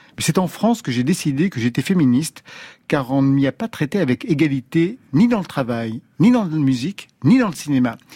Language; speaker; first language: French; native; French